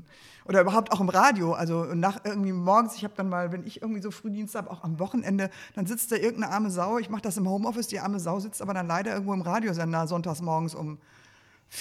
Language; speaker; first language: German; native; German